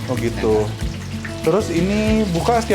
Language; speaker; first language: Indonesian; native; Indonesian